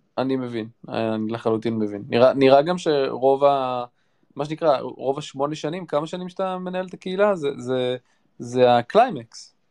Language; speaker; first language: Hebrew; native; Hebrew